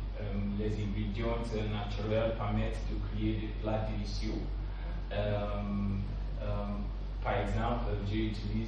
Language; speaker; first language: French; non-native, learner; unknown